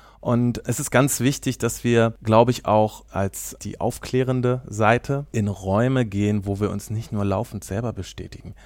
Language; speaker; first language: German; native; German